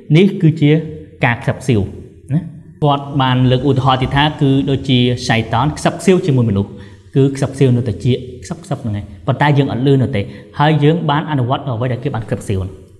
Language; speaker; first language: Khmer; non-native, local second language; Eastern Cham